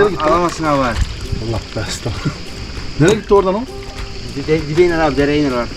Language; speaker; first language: Turkish; non-native, fluent; Thai